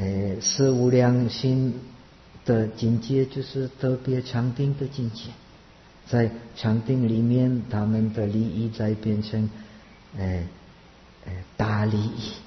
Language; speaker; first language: Chinese; non-native, fluent; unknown